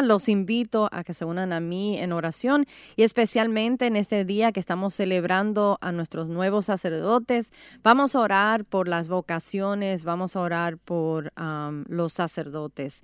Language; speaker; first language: Spanish; native; Spanish